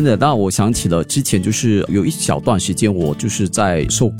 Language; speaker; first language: Chinese; native; Chinese